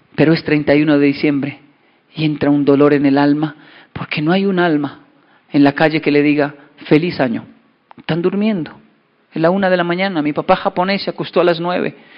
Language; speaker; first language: Spanish; native; Spanish